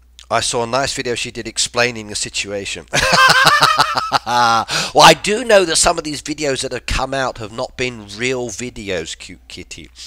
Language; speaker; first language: English; native; English